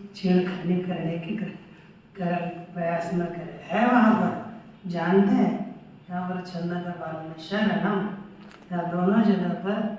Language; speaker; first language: Hindi; non-native, local second language; Marathi